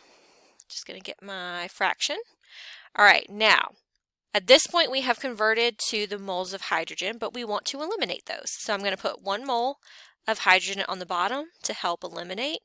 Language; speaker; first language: English; native; English